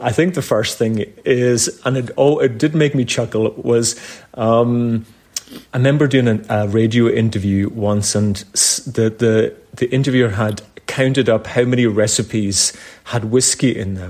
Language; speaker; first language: English; native; English